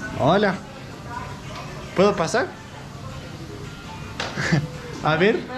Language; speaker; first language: Spanish; non-native, learner; Danish